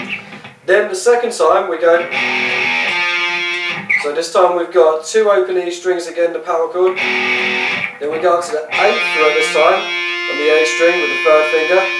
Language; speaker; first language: English; native; English